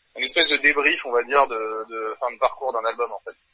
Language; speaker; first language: French; native; French